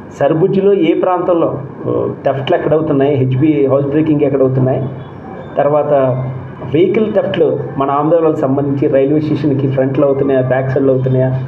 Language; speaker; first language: Telugu; native; Telugu